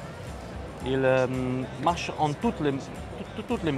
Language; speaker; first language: French; non-native, learner; German